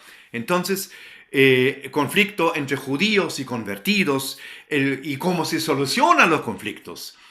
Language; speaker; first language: Spanish; non-native, fluent; German